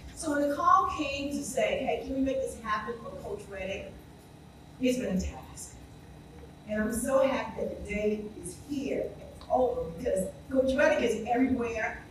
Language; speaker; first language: English; native; English